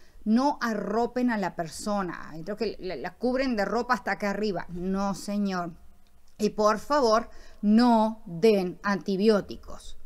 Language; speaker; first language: Spanish; native; Spanish